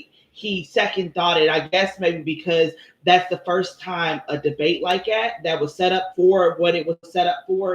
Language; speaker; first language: English; native; English